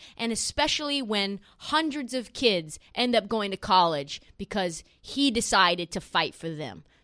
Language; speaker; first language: English; native; English